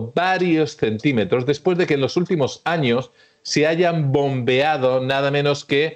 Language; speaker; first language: Spanish; early bilingual, heritage; Spanish